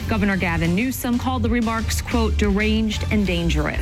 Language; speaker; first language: English; native; English